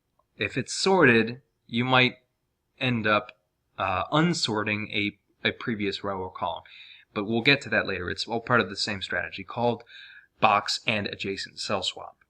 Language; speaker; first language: English; native; English